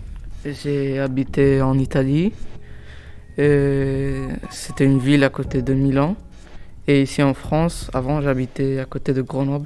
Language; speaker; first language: French; early bilingual, other home language; Italian